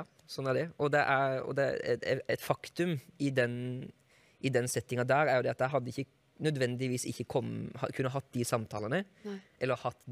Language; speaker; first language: Norwegian; native; Norwegian